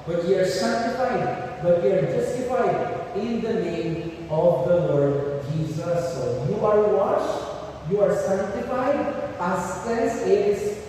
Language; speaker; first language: English; non-native, local second language; Filipino